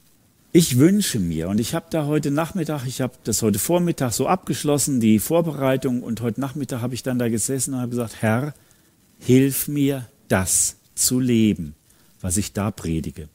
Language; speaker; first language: German; native; German